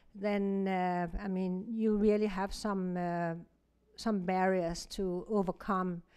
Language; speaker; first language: English; non-native, fluent; Kalaallisut